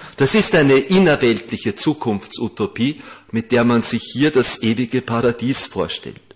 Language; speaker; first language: German; native; German